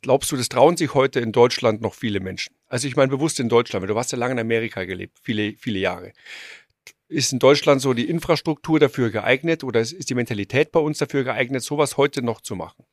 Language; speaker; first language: German; native; German